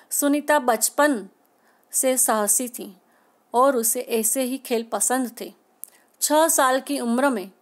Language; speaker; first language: Hindi; non-native, local second language; Gujarati